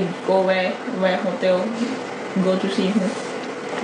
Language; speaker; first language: English; non-native, learner; Thai